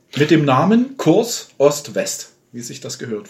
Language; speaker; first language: German; native; German